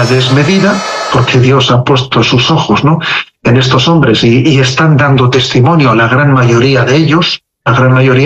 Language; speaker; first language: Spanish; native; Spanish